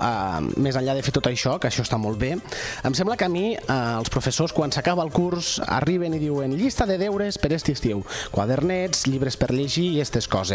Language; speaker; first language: Catalan; native; Catalan